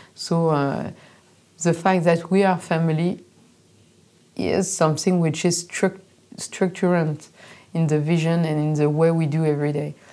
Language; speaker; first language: English; non-native, fluent; French